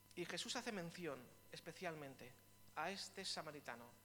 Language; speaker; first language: Spanish; native; Spanish